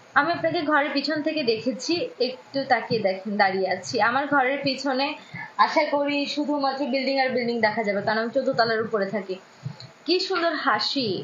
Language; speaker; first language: Bangla; native; Bangla